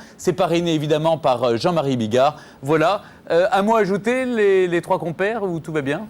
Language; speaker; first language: French; native; French